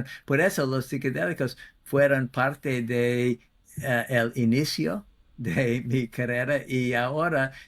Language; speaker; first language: Spanish; non-native, fluent; English